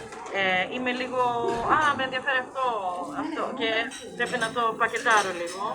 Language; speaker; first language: Greek; non-native, learner; Swedish